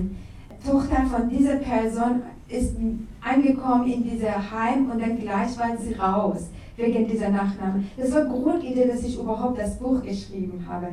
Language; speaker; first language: German; non-native, learner; Persian